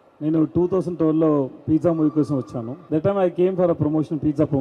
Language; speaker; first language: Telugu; non-native, learner; Tamil